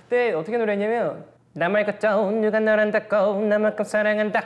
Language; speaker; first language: Korean; native; Korean